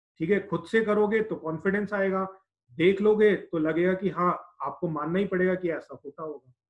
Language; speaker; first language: Hindi; native; Hindi